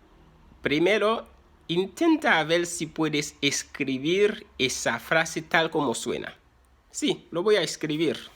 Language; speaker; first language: Spanish; non-native, fluent; Haitian Creole